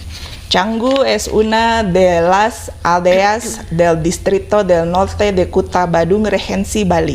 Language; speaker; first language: Spanish; non-native, fluent; Indonesian